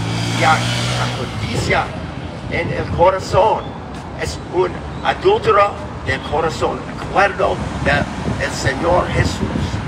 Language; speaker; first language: Spanish; non-native, learner; English